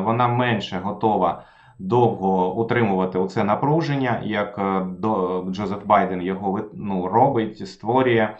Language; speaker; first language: Ukrainian; non-native, local second language; Russian